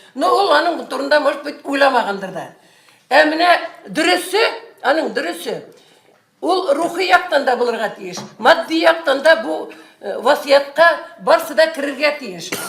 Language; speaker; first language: Tatar; native; Tatar